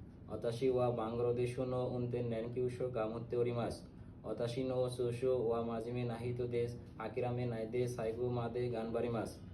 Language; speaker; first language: Japanese; non-native, learner; Bangla